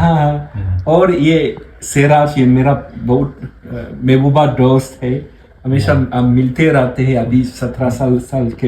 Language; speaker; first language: Hindi; non-native, learner; French